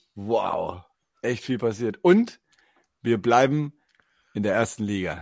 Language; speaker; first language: German; native; German